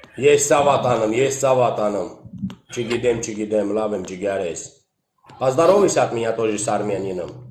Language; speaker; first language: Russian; non-native, local second language; Azerbaijani